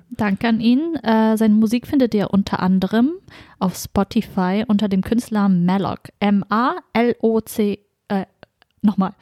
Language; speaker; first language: German; native; German